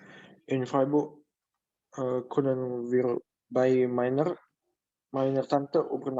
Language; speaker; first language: German; non-native, learner; Indonesian